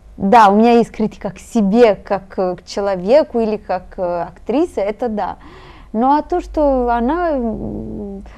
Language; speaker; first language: Russian; non-native, fluent; Italian